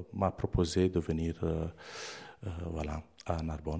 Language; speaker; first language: French; non-native, fluent; Romanian